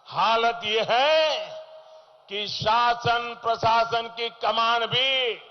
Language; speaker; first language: Hindi; non-native, local second language; Gujarati